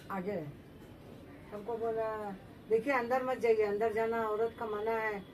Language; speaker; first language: Hindi; non-native, local second language; Bangla